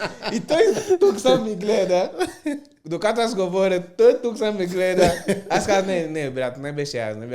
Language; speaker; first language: Bulgarian; non-native, learner; Portuguese